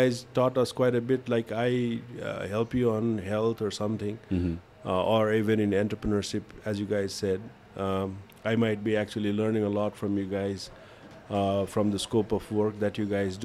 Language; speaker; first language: English; non-native, local second language; Maithili